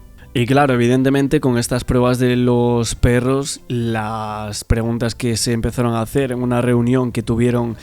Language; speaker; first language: Spanish; native; Spanish